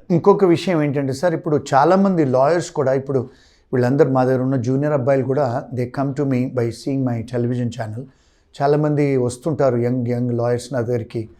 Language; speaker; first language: Telugu; native; Telugu